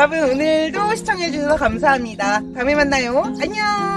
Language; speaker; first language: Korean; native; Korean